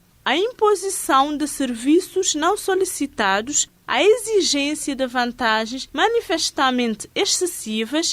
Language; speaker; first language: Portuguese; non-native, local second language; Kabuverdianu